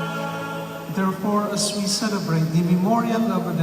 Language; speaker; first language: English; non-native, local second language; Filipino